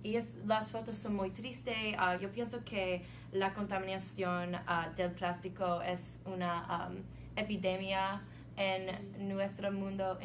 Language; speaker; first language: Spanish; non-native, learner; English